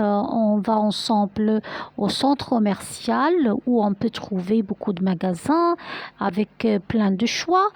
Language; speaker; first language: French; non-native, fluent; Arabic